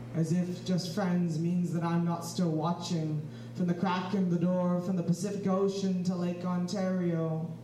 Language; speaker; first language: English; native; English